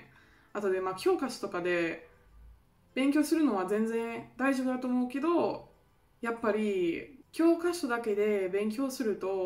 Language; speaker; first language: Japanese; non-native, fluent; German